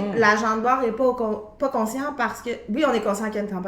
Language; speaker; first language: French; native; French